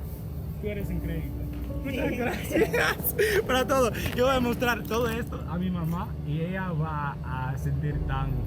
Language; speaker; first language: Spanish; non-native, learner; English